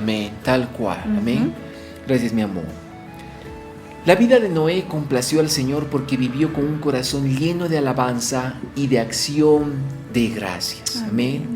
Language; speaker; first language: Spanish; native; Spanish